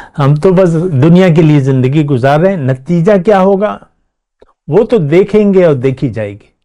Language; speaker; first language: Urdu; non-native, local second language; Pashto